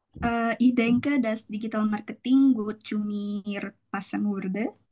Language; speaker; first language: German; non-native, learner; Indonesian